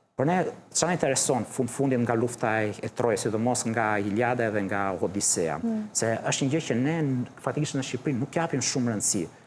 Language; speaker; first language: Albanian; early bilingual, heritage; Albanian